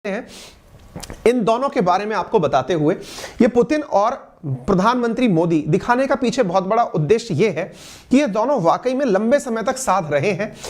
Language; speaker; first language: Hindi; native; Hindi